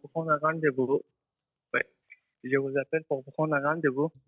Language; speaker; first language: French; non-native, learner; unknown